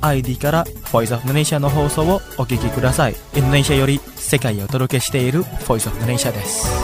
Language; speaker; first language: Japanese; non-native, fluent; Indonesian